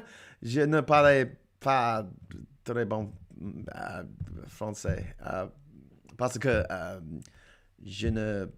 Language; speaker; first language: French; non-native, learner; English